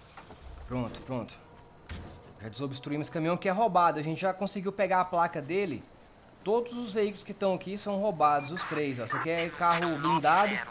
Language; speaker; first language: Portuguese; native; Portuguese